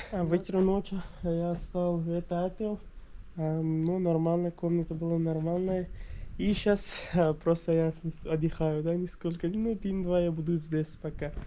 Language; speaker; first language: Russian; non-native, learner; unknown